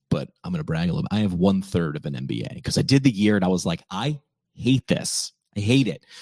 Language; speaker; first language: English; native; English